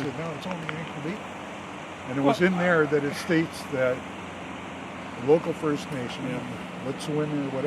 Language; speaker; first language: English; native; English